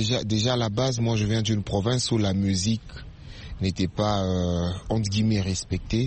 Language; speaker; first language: French; non-native, local second language; Swahili